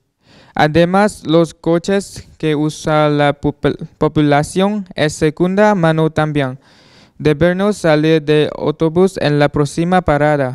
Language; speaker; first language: Spanish; non-native, learner; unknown